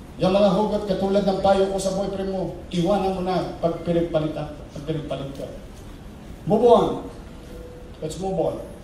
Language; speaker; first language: Filipino; native; Filipino